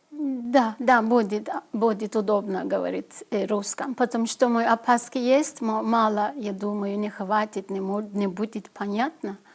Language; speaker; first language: Russian; non-native, learner; Turkish